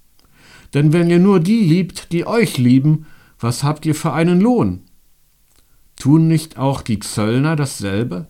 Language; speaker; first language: German; native; German